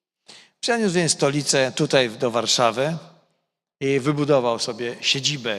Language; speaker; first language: Polish; native; Polish